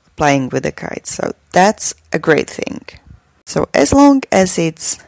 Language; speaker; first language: English; non-native, fluent; Slovak